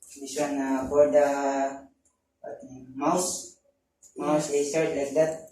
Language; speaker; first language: English; non-native, local second language; Filipino